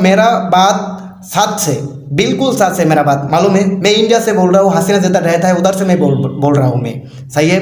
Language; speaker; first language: Hindi; non-native, learner; Bangla